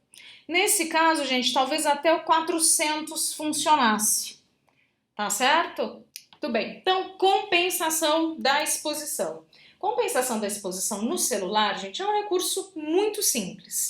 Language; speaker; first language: Portuguese; native; Portuguese